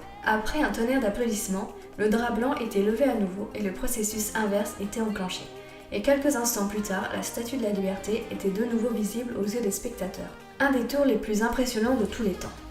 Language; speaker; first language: French; native; French